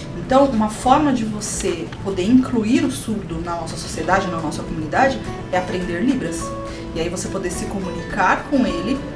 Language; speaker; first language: Portuguese; native; Portuguese